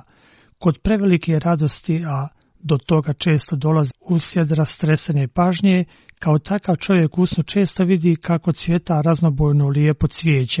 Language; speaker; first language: Croatian; non-native, fluent; Chinese